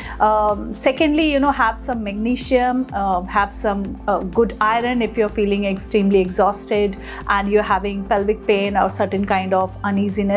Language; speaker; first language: English; non-native, local second language; Hindi